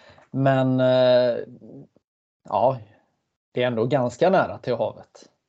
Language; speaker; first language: Swedish; native; Swedish